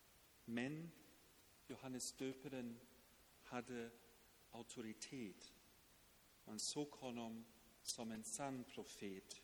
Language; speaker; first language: Swedish; non-native, fluent; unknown